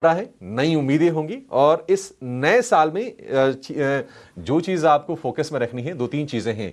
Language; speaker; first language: Hindi; native; Hindi